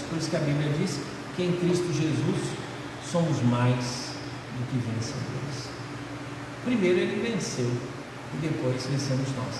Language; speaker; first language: Portuguese; native; Portuguese